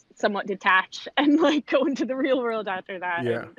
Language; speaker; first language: English; native; English